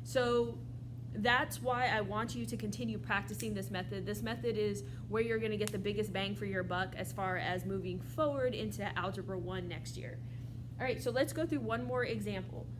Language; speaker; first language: English; native; English